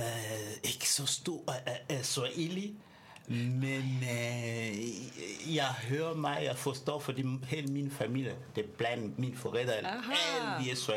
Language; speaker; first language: Danish; early bilingual, other home language; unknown